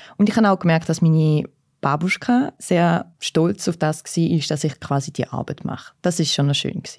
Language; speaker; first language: German; early bilingual, other home language; Russian